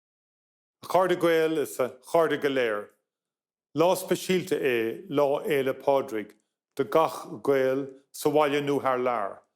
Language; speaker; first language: Irish; non-native, local second language; English